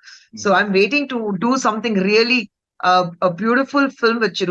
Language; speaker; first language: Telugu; non-native, local second language; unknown